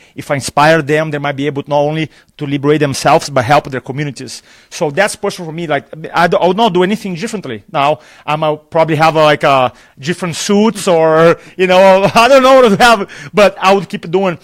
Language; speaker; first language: English; non-native, fluent; Portuguese